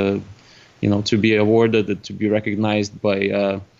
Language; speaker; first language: English; non-native, fluent; Russian